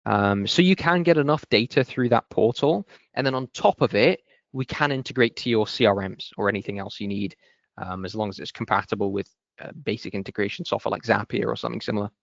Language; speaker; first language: English; native; English